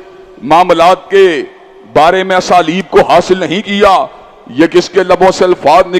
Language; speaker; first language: Urdu; native; Urdu